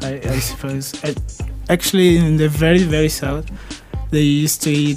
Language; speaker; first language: English; non-native, fluent; Portuguese